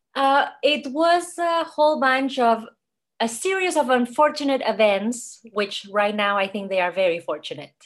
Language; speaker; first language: English; non-native, fluent; Spanish